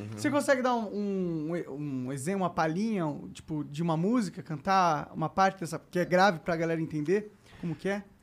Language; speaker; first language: Portuguese; native; Portuguese